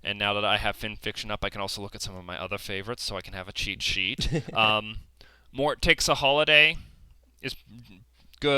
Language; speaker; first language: English; native; English